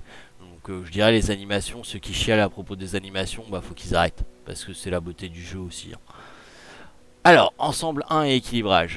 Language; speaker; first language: French; native; French